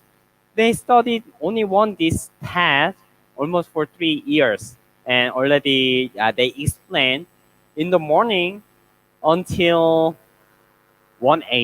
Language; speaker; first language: English; non-native, learner; Korean